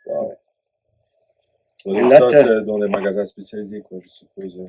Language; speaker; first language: French; native; French